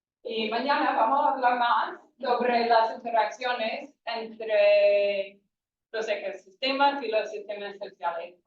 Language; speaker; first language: Spanish; non-native, fluent; English